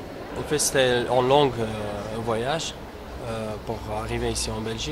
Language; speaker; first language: French; non-native, learner; Kurdish